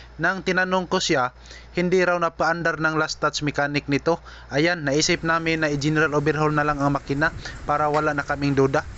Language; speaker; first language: Filipino; native; Filipino